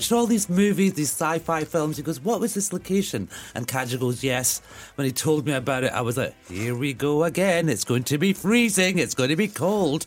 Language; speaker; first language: English; native; English